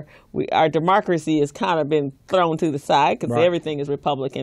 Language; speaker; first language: English; native; English